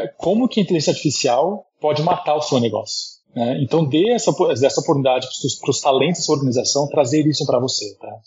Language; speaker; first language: Portuguese; early bilingual, heritage; Portuguese